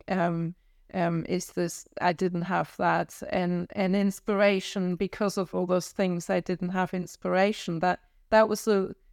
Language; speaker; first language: English; non-native, fluent; German